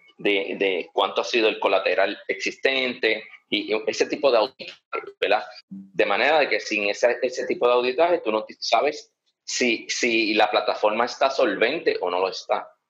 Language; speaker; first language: Spanish; early bilingual, heritage; Spanish